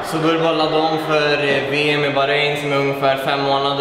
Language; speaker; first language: Swedish; native; Swedish